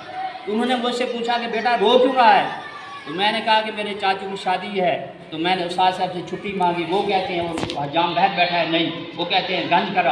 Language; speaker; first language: Urdu; native; Urdu